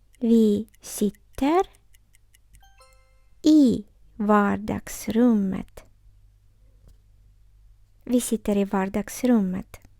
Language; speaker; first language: Swedish; non-native, fluent; Ukrainian